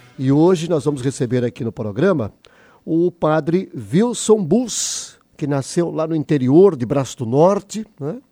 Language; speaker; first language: Portuguese; native; Portuguese